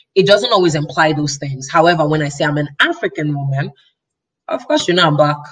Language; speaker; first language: English; non-native, local second language; Yoruba